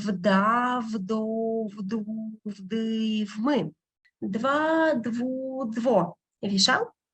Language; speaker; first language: Russian; non-native, fluent; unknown